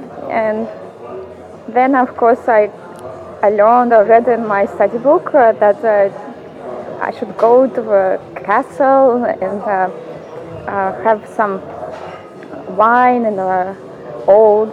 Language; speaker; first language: English; non-native, fluent; Russian